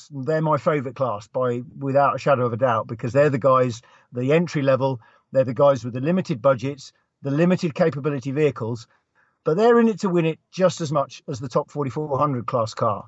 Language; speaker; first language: English; native; English